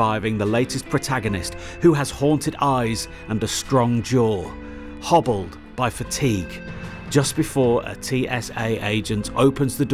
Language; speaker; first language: English; native; English